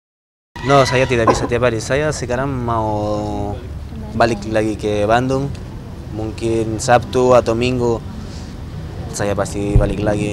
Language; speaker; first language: Indonesian; non-native, learner; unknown